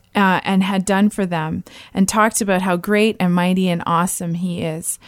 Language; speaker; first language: English; native; English